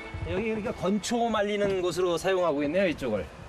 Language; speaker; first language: Korean; native; Korean